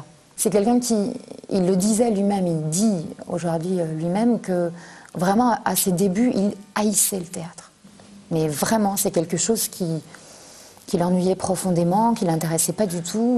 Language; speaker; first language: French; native; French